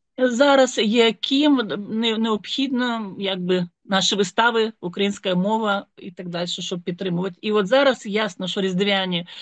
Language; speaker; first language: Ukrainian; native; Ukrainian